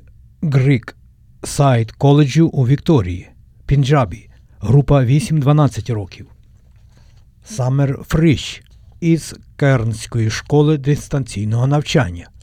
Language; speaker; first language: Ukrainian; native; Ukrainian